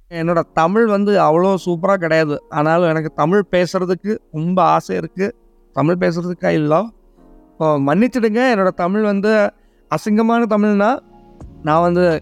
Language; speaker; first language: Tamil; non-native, learner; Malayalam